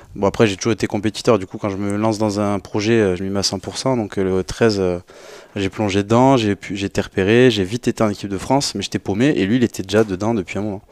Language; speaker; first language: French; native; French